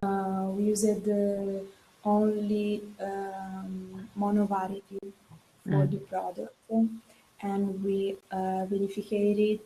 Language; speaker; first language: English; non-native, learner; Italian